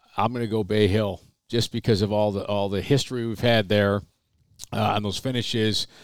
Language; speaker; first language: English; native; English